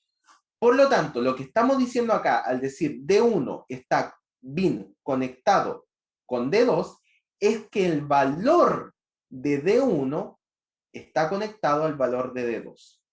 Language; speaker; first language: Spanish; native; Spanish